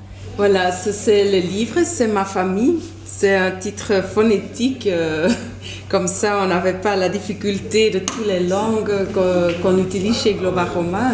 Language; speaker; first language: French; native; French